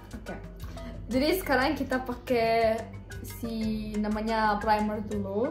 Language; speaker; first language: Indonesian; non-native, fluent; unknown